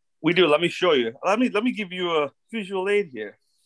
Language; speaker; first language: English; native; English